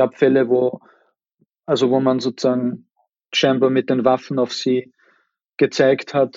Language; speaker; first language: German; native; German